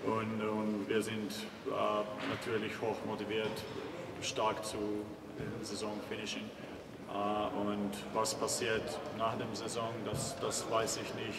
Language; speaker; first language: German; non-native, fluent; Finnish